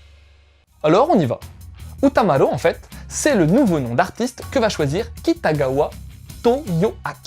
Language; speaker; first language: French; native; French